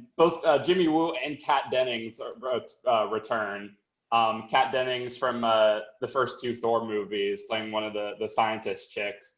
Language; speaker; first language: English; native; English